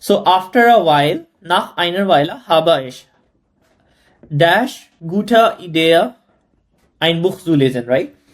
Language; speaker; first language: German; non-native, learner; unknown